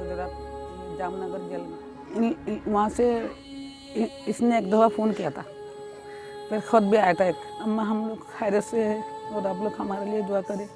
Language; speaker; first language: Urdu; non-native, local second language; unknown